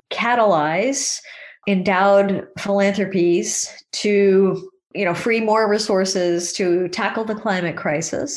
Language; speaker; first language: English; native; English